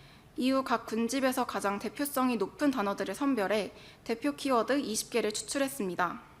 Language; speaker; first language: Korean; native; Korean